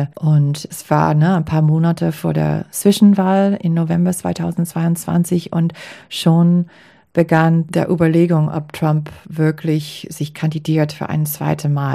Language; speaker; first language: German; non-native, fluent; English